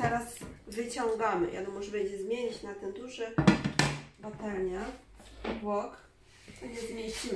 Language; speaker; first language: Polish; non-native, learner; Chinese